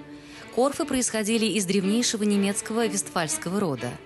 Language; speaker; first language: Russian; native; Russian